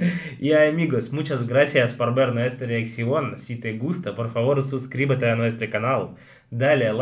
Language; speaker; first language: Spanish; non-native, fluent; Russian